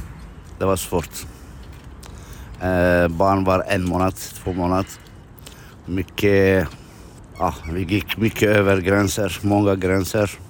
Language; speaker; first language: Swedish; non-native, fluent; Kurdish